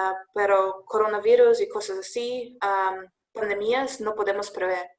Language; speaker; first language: Spanish; non-native, learner; English